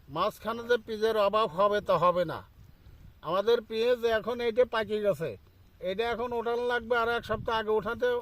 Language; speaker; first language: Bangla; native; Bangla